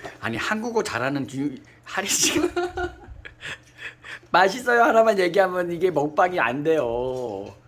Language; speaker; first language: Korean; native; Korean